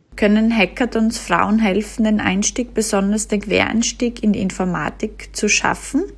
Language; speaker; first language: German; native; German